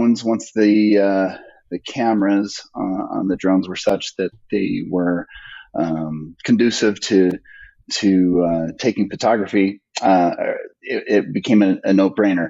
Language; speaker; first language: English; native; English